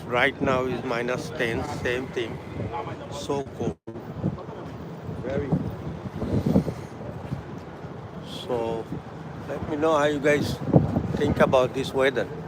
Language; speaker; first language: English; non-native, local second language; Bangla